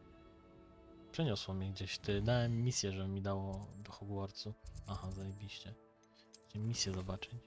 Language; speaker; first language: Polish; native; Polish